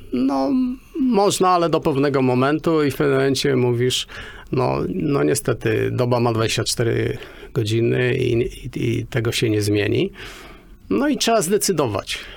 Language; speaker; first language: Polish; native; Polish